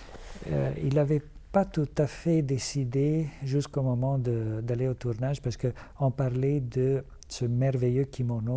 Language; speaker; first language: French; non-native, fluent; Italian